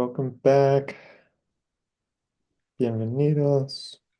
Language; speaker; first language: Spanish; non-native, fluent; English